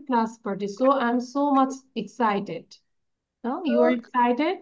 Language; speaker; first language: English; non-native, learner; Bangla